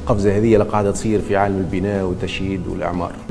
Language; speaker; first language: Arabic; native; Arabic